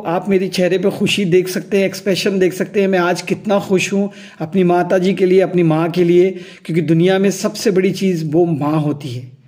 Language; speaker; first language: Hindi; non-native, local second language; Urdu